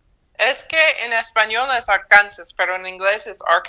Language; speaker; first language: Spanish; non-native, fluent; English